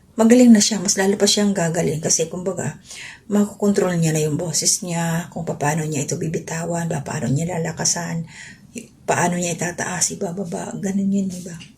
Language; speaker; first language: Filipino; non-native, local second language; Waray